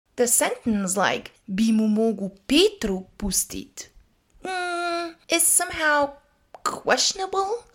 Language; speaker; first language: English; non-native, fluent; Serbian